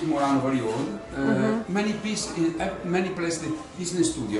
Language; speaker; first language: English; non-native, learner; Italian